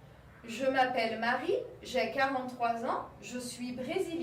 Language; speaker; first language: French; non-native, fluent; Portuguese